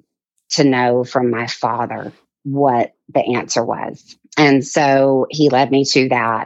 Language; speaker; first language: English; native; English